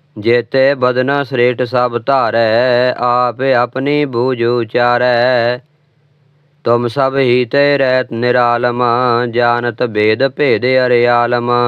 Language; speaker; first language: Hindi; non-native, local second language; Punjabi